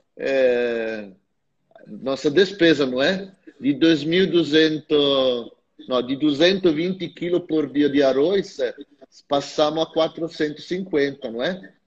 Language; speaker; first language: Portuguese; non-native, fluent; Italian